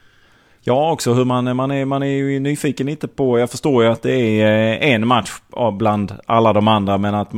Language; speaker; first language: Swedish; native; Swedish